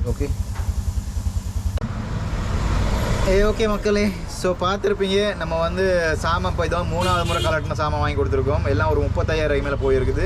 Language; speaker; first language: Tamil; native; Tamil